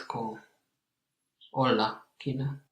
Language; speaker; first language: Finnish; non-native, learner; English